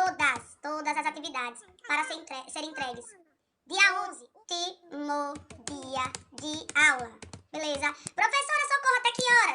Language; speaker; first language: Portuguese; native; Portuguese